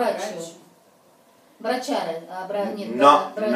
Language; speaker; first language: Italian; non-native, learner; Russian